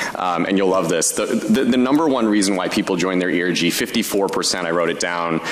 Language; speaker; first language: English; native; English